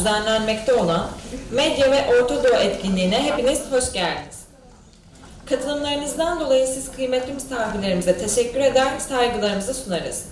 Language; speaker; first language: Turkish; native; Turkish